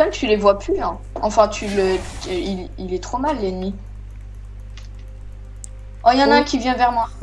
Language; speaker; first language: French; native; French